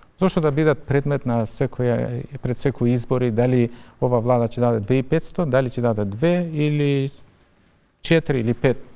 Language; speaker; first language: Macedonian; non-native, local second language; Albanian